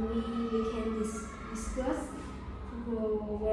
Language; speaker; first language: English; non-native, learner; Vietnamese